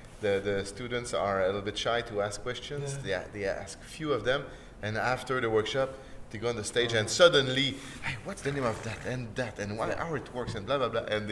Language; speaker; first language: English; non-native, fluent; French